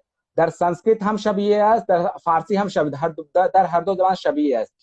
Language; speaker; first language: Persian; non-native, fluent; Hindi